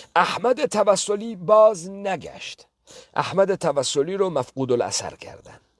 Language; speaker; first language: Persian; non-native, local second language; Kurdish